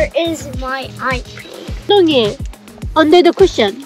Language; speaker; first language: English; early bilingual, other home language; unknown